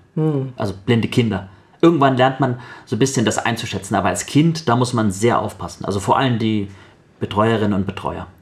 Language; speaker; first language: German; early bilingual, other home language; Russian